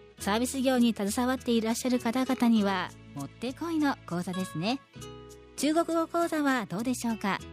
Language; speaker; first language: Japanese; native; Japanese